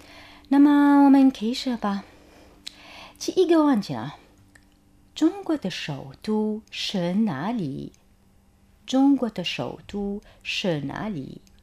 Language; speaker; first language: Chinese; non-native, fluent; Arabic